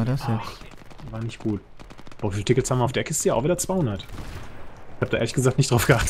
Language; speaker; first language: German; native; German